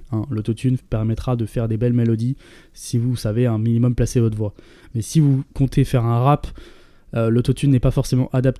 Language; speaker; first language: French; native; French